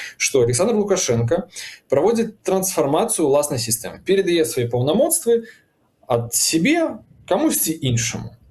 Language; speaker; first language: Belarusian; non-native, local second language; Russian